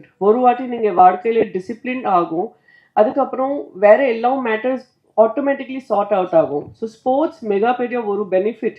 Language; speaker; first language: Tamil; non-native, fluent; Hindi